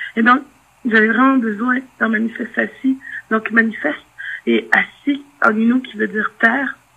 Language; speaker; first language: French; non-native, local second language; Innu-aimun